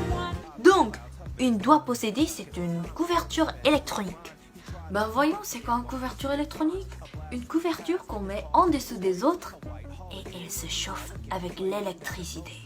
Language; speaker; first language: French; non-native, fluent; Korean